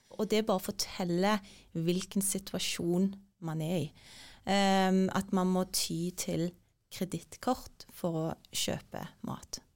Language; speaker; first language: Norwegian; early bilingual, other home language; Turkish